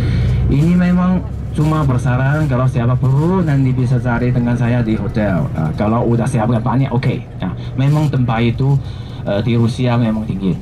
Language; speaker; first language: Indonesian; non-native, fluent; Chinese